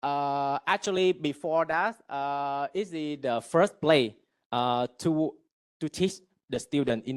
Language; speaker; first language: English; non-native, fluent; Vietnamese